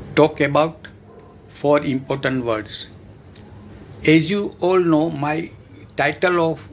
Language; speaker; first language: English; non-native, local second language; Gujarati